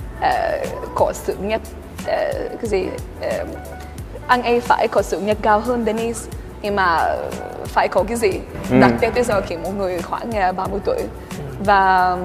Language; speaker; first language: Vietnamese; early bilingual, heritage; Swedish